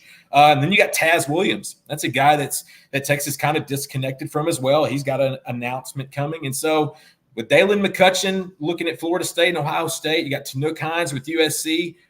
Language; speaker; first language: English; native; English